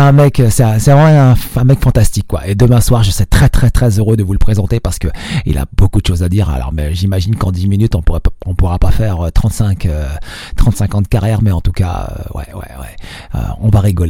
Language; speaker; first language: French; non-native, local second language; Arabic